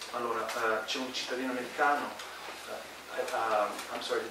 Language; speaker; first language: Italian; non-native, fluent; English